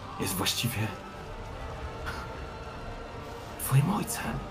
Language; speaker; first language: Polish; native; Polish